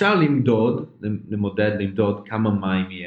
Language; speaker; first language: Hebrew; non-native, fluent; English